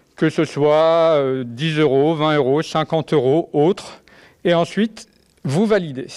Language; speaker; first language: French; native; French